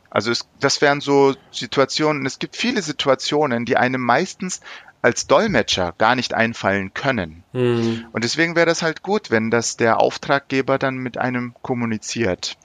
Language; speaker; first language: German; early bilingual, other home language; Turkish